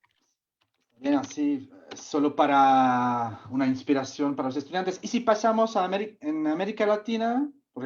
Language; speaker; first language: Spanish; non-native, fluent; Czech